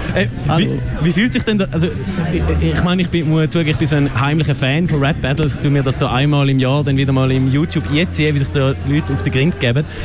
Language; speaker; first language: German; native; German